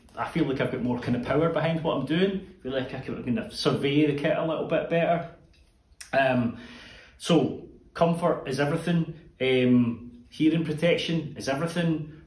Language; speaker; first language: English; native; English